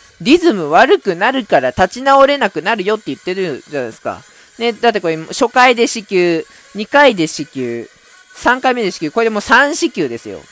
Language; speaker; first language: Japanese; native; Japanese